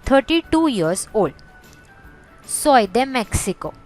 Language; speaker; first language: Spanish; non-native, fluent; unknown